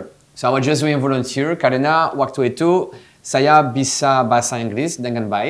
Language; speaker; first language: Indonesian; non-native, fluent; French